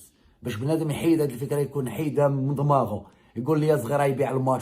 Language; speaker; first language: Arabic; native; Arabic